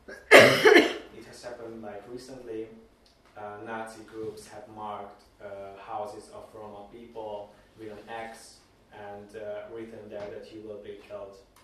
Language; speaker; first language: English; non-native, fluent; Hungarian